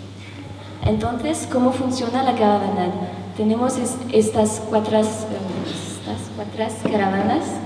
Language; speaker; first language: Spanish; non-native, learner; French